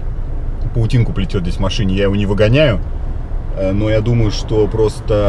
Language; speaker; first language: Russian; native; Russian